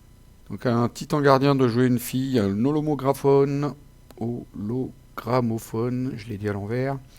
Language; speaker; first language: French; native; French